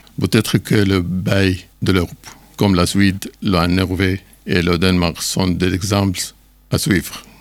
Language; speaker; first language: French; non-native, learner; Arabic